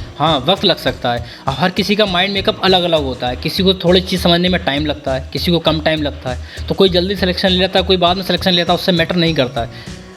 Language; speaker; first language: Hindi; native; Hindi